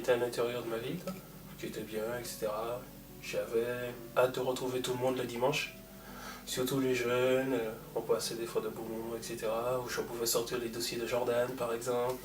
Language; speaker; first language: French; native; French